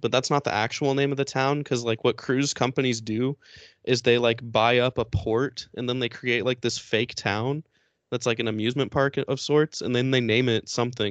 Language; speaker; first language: English; native; English